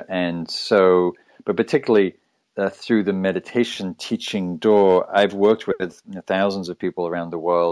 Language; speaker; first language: English; native; English